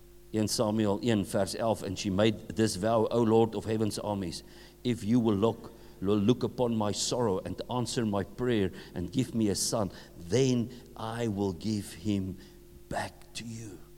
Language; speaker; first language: English; non-native, local second language; Afrikaans